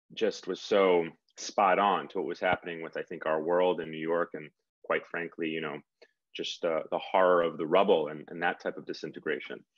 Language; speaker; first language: English; native; English